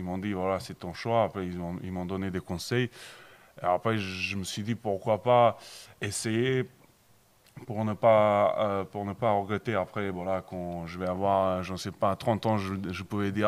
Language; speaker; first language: French; non-native, learner; Bosnian